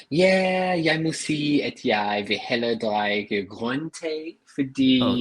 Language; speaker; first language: Danish; non-native, fluent; English